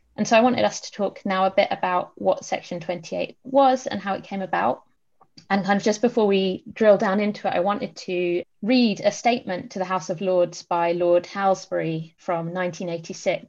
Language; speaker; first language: English; native; English